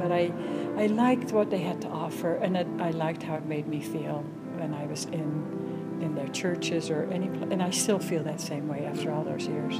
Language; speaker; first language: English; non-native, fluent; Dutch